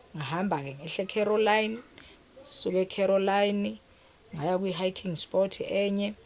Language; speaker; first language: Zulu; native; Zulu